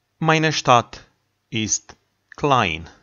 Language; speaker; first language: German; non-native, fluent; Macedonian